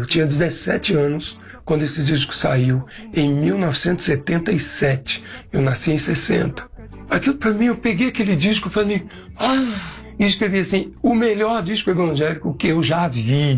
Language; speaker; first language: Portuguese; native; Portuguese